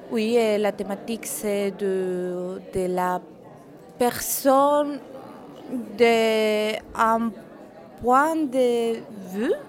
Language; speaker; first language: French; non-native, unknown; Spanish